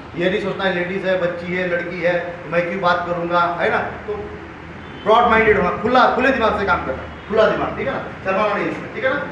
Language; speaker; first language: Hindi; non-native, local second language; Marathi